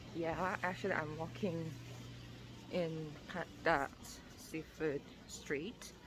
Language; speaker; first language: English; non-native, fluent; Korean